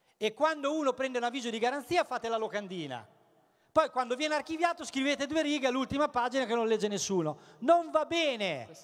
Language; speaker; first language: Italian; native; Italian